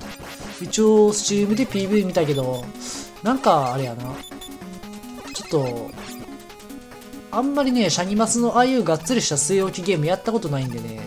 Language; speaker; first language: Japanese; native; Japanese